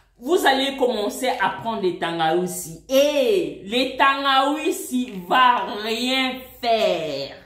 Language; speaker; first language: French; non-native, local second language; Swahili